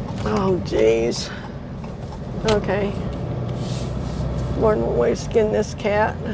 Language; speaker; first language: English; native; English